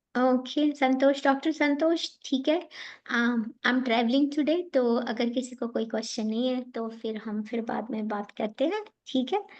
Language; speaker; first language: Hindi; native; Hindi